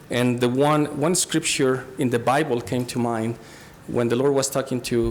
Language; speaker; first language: English; non-native, fluent; Spanish